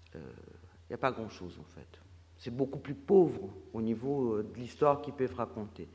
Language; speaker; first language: French; non-native, fluent; Portuguese